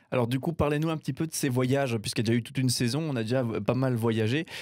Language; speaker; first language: French; native; French